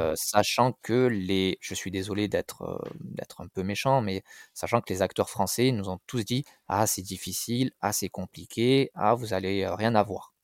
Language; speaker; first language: French; native; French